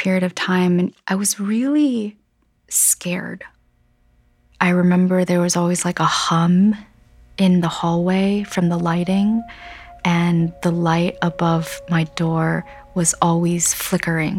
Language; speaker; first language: English; native; English